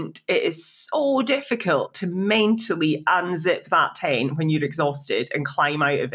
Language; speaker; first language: English; native; English